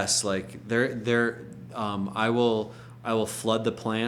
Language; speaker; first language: English; native; English